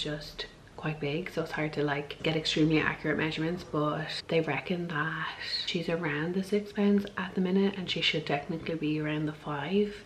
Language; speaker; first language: English; native; English